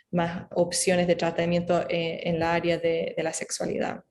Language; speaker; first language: Spanish; early bilingual, other home language; English